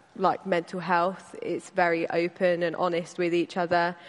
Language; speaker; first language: English; native; English